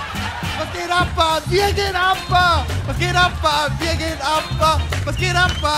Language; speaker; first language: German; native; German